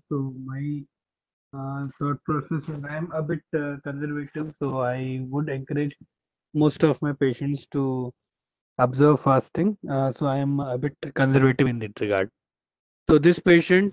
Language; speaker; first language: English; non-native, local second language; Telugu